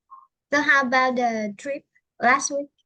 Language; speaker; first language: English; non-native, fluent; Vietnamese